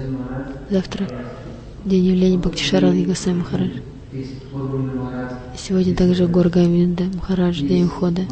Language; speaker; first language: Russian; non-native, learner; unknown